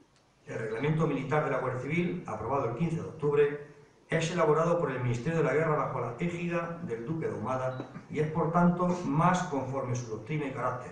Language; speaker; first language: Spanish; native; Spanish